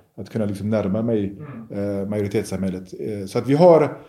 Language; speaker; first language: Swedish; early bilingual, other home language; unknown